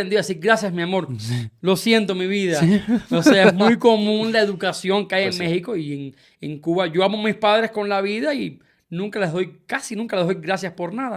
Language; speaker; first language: Spanish; native; Spanish